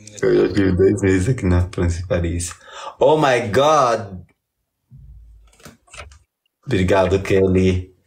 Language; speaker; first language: Portuguese; native; Portuguese